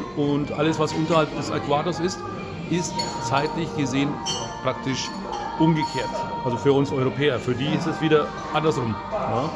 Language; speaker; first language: German; early bilingual, other home language; Turkish